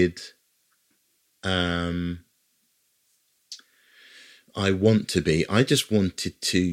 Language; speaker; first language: English; native; English